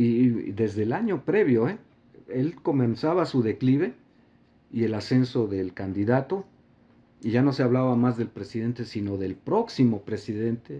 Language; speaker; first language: Spanish; native; Spanish